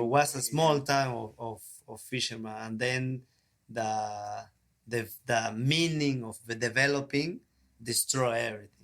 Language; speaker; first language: English; non-native, learner; Spanish